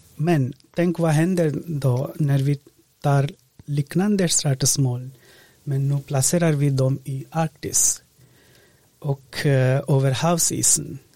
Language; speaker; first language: Swedish; non-native, fluent; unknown